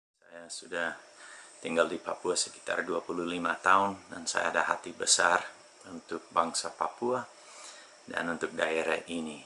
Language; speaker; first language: Indonesian; non-native, fluent; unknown